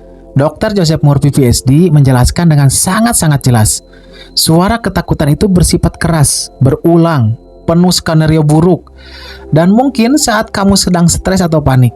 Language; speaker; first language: Indonesian; native; Indonesian